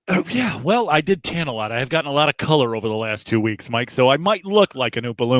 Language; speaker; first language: English; native; English